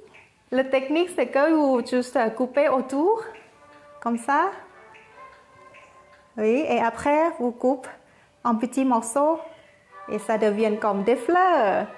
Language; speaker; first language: French; non-native, fluent; Thai